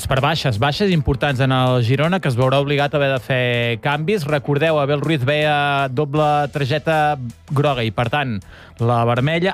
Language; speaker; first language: Catalan; native; Catalan